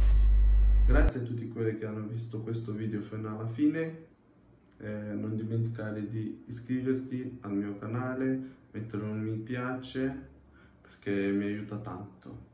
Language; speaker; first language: Italian; non-native, fluent; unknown